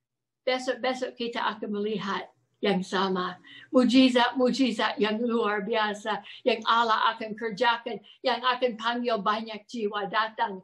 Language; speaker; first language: Indonesian; non-native, fluent; English